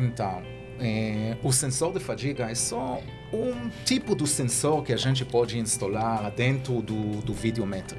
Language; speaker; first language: Portuguese; non-native, learner; Hebrew